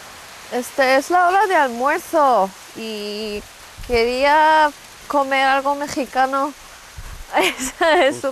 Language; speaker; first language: Spanish; non-native, learner; Korean